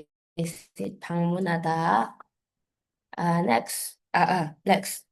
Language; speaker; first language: Korean; non-native, fluent; Filipino